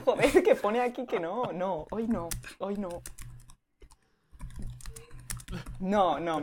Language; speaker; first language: Spanish; native; Spanish